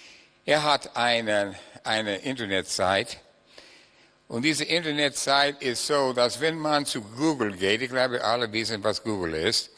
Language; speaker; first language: German; non-native, fluent; English